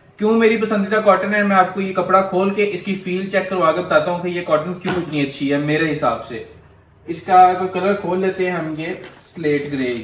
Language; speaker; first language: Urdu; non-native, local second language; Punjabi